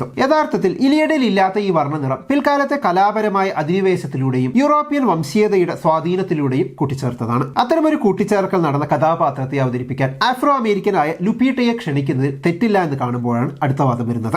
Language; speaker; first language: Malayalam; native; Malayalam